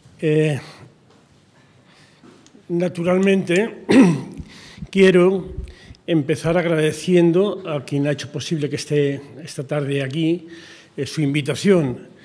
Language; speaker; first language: Spanish; native; Spanish